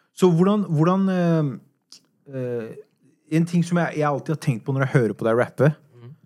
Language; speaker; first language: Norwegian; native; Norwegian